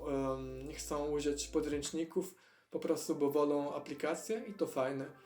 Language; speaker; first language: Polish; non-native, fluent; Italian